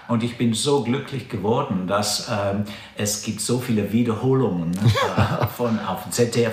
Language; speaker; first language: German; non-native, fluent; English